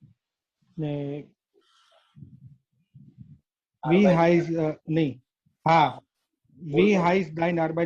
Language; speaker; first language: German; non-native, learner; Gujarati